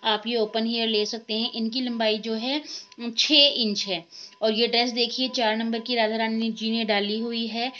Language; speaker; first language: Hindi; native; Hindi